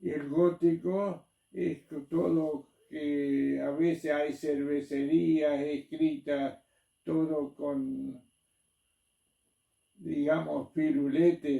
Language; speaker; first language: Spanish; non-native, local second language; German